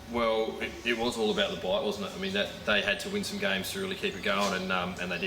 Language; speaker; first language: English; native; English